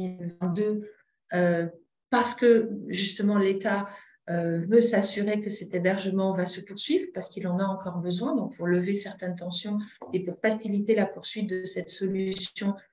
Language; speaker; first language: French; native; French